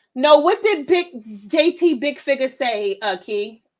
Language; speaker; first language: English; native; English